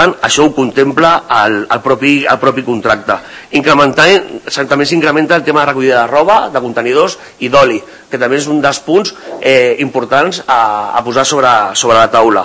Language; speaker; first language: Catalan; native; Catalan